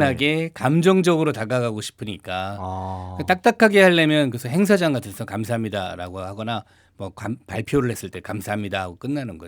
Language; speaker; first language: Korean; native; Korean